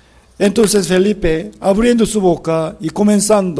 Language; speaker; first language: Spanish; non-native, fluent; Korean